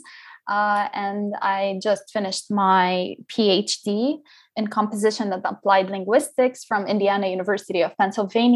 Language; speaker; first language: English; non-native, local second language; Arabic